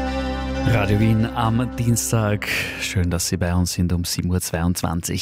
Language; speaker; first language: German; native; German